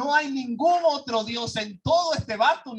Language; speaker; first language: Spanish; native; Spanish